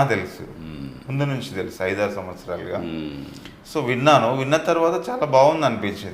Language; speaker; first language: Telugu; native; Telugu